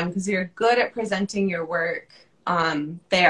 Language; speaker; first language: English; native; English